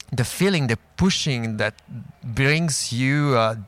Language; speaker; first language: English; non-native, fluent; Italian